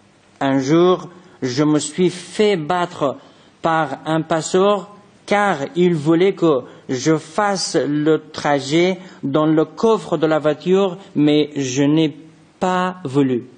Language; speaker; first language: French; non-native, fluent; Persian